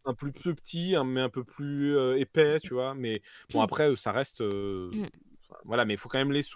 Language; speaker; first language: French; native; French